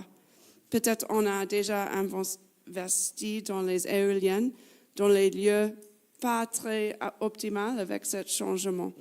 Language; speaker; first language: French; non-native, fluent; English